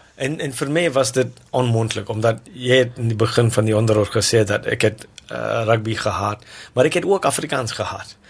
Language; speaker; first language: Afrikaans; non-native, local second language; English